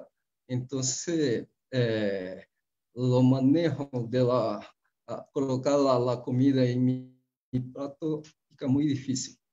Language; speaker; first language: Spanish; non-native, fluent; Portuguese